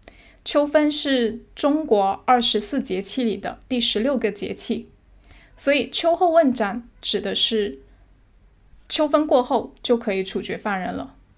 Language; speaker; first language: Chinese; native; Chinese